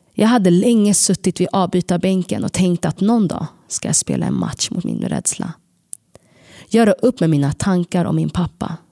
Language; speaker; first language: Swedish; early bilingual, other home language; Tigrinya